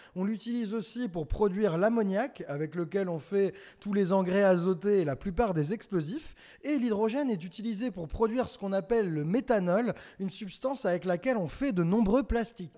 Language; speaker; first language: French; native; French